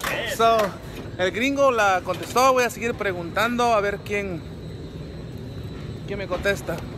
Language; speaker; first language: Spanish; native; Spanish